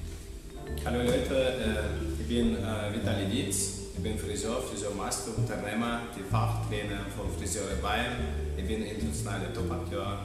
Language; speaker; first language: German; non-native, fluent; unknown